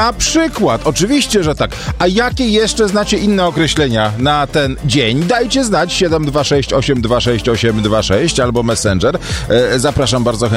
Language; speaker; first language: Polish; native; Polish